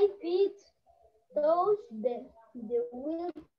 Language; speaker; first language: English; non-native, learner; Spanish